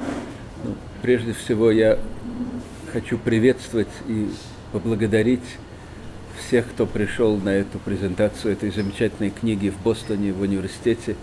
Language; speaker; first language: Russian; native; Russian